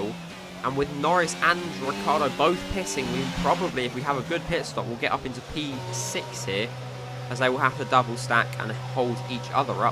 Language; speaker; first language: English; native; English